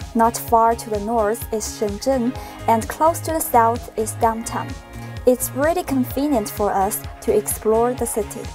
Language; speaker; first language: English; non-native, fluent; Chinese